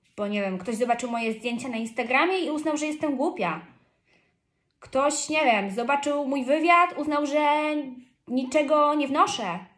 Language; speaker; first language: Polish; early bilingual, heritage; Polish